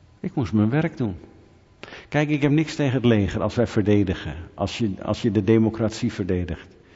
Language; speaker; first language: Dutch; native; Dutch